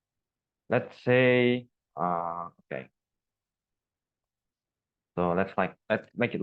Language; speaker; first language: English; non-native, fluent; Indonesian